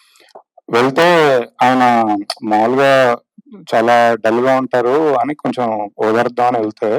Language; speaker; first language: Telugu; native; Telugu